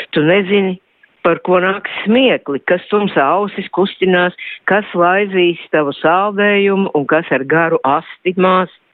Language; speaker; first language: Latvian; native; Latvian